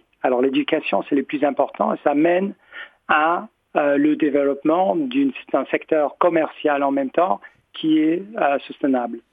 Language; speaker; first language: French; non-native, fluent; English